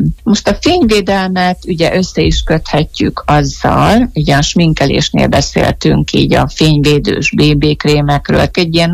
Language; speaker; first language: Hungarian; native; Hungarian